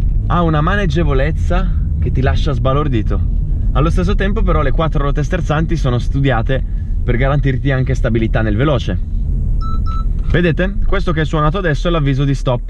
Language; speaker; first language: Italian; native; Italian